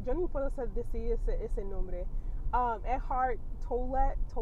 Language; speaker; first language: Spanish; early bilingual, heritage; Spanish